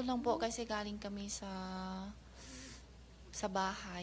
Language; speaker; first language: Filipino; non-native, learner; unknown